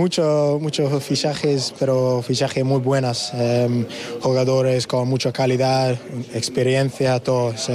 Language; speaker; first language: Spanish; non-native, learner; English